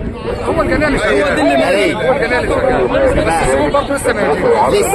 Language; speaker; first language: Arabic; native; Arabic